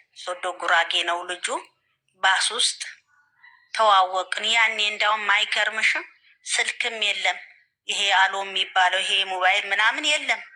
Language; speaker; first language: Amharic; native; Amharic